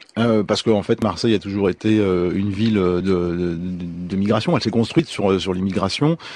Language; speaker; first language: French; native; French